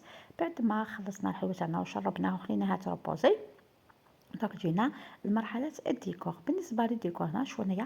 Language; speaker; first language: Arabic; native; Arabic